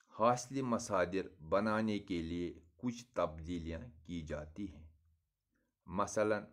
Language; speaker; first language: Urdu; non-native, local second language; Kashmiri